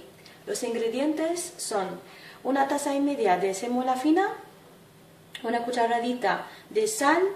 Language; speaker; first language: Spanish; non-native, fluent; Arabic